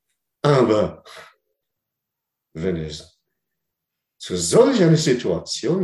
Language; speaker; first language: German; non-native, learner; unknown